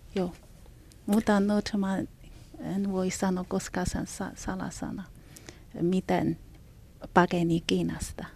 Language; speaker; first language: Finnish; non-native, learner; Chinese